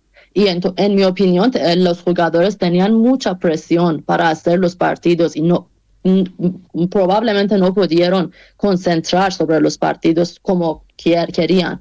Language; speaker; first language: Spanish; non-native, fluent; Persian